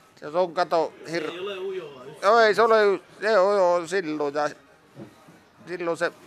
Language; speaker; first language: Finnish; native; Finnish